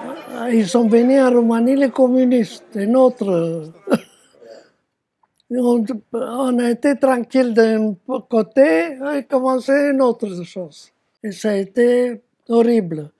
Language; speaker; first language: French; non-native, fluent; Romanian